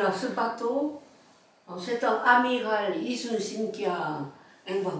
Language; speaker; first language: French; non-native, fluent; Korean